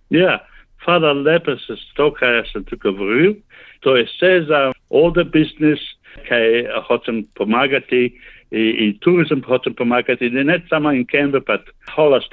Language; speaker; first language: Slovenian; early bilingual, heritage; Slovenian